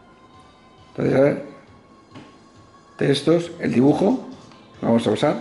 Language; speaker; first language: Spanish; native; Spanish